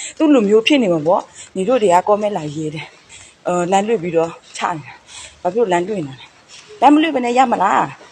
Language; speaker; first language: Burmese; non-native, local second language; Karen languages